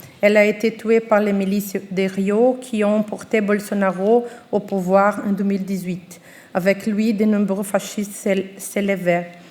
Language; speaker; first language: French; non-native, fluent; Portuguese